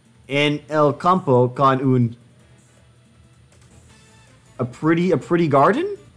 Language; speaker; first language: Spanish; non-native, learner; English